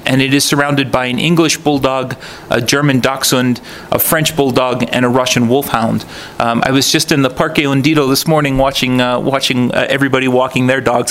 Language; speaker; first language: English; native; English